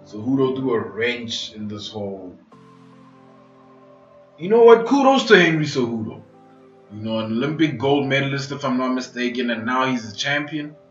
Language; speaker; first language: English; native; English